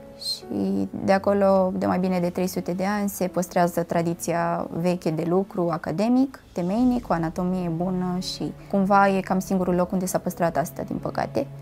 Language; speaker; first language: Romanian; native; Romanian